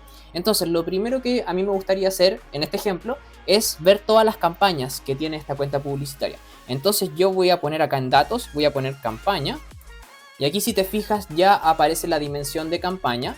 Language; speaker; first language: Spanish; native; Spanish